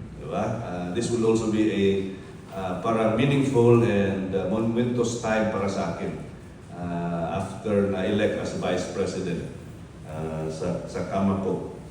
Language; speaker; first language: Filipino; non-native, local second language; Hiligaynon